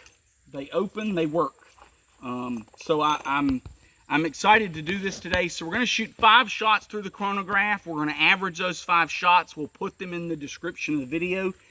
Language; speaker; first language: English; native; English